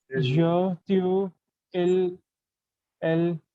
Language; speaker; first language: French; non-native, learner; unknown